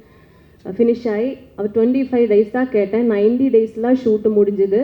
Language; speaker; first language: Tamil; non-native, learner; Malayalam